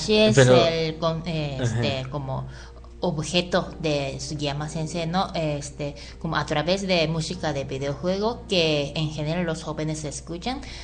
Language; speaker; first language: Spanish; non-native, fluent; Japanese